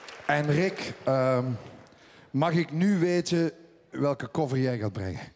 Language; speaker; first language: Dutch; native; Dutch